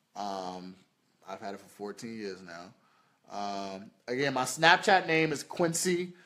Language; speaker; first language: English; native; English